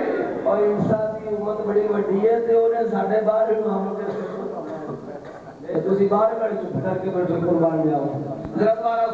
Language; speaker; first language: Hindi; non-native, local second language; Punjabi